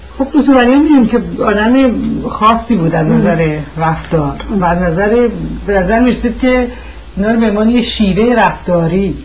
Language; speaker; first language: Persian; early bilingual, heritage; Persian